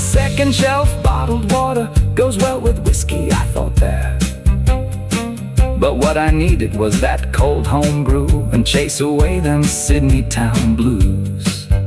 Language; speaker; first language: English; native; English